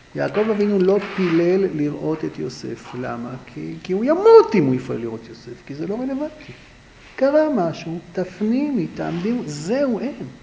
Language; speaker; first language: Hebrew; native; Hebrew